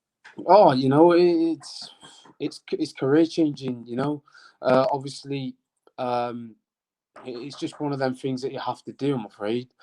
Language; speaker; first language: English; native; English